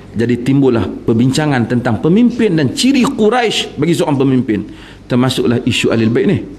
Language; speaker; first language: Malay; native; Malay